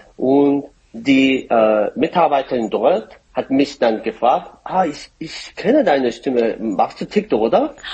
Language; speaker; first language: German; non-native, fluent; Korean